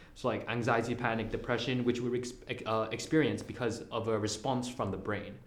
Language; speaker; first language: English; non-native, local second language; Cantonese